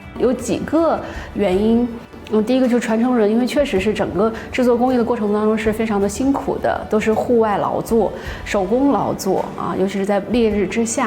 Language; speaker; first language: Chinese; native; Chinese